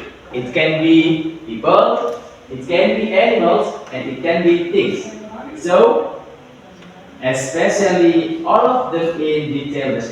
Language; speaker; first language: English; non-native, learner; Indonesian